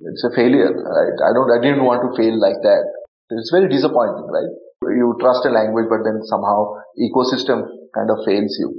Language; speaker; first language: English; non-native, local second language; Bangla